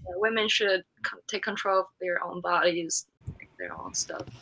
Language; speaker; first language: English; non-native, fluent; Chinese